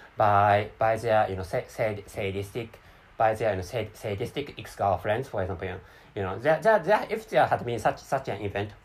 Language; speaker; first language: English; non-native, learner; Japanese